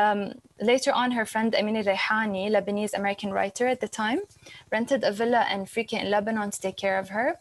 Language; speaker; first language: English; non-native, fluent; Arabic